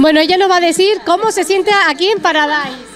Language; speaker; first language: Spanish; native; Spanish